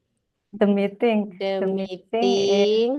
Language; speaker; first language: English; non-native, learner; Indonesian